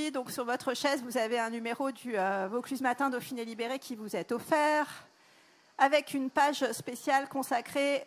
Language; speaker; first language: French; native; French